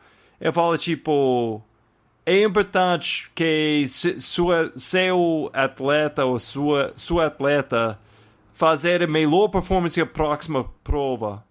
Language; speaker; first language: Portuguese; non-native, fluent; English